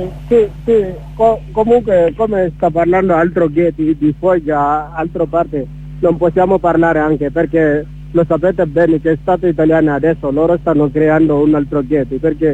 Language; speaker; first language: Italian; non-native, learner; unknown